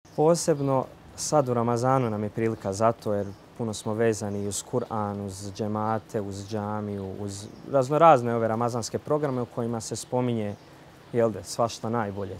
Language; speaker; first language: Bosnian; native; Bosnian